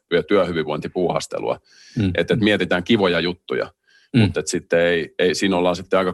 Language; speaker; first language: Finnish; native; Finnish